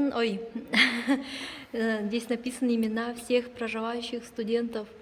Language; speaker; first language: Russian; non-native, local second language; Tuvinian